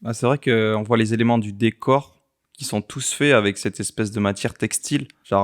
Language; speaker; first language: French; native; French